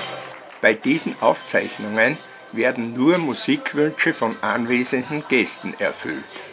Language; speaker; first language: German; native; German